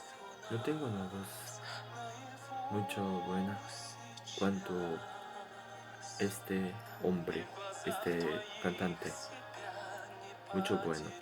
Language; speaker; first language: Spanish; non-native, learner; Portuguese